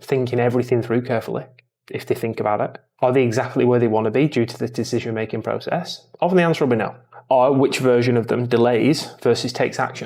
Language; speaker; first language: English; native; English